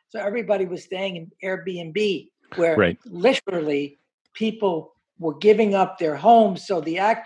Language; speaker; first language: English; native; English